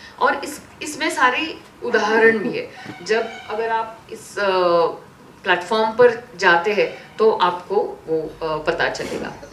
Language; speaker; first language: Hindi; non-native, local second language; Marathi